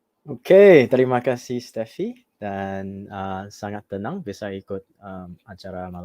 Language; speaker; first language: Indonesian; non-native, fluent; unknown